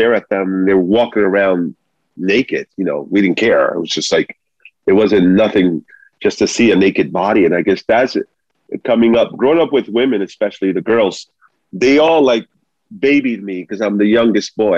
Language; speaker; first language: English; early bilingual, other home language; Spanish